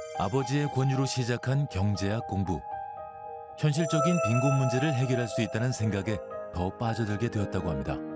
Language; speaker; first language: Korean; native; Korean